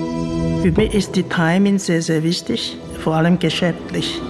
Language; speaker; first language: German; non-native, fluent; Chinese